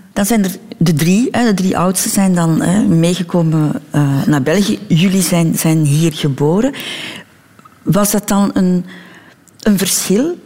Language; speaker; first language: Dutch; native; Dutch